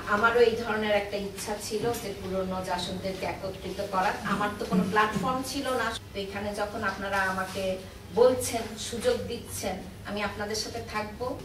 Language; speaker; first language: Bangla; native; Bangla